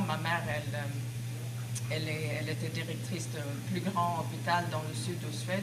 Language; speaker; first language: French; non-native, fluent; Swedish